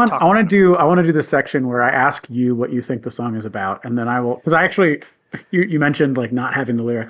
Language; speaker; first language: English; native; English